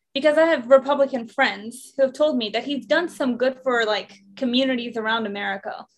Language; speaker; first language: English; non-native, fluent; Persian